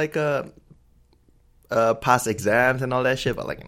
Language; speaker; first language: English; non-native, fluent; Indonesian